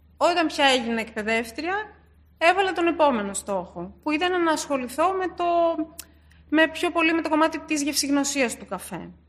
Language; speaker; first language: Greek; early bilingual, other home language; Turkish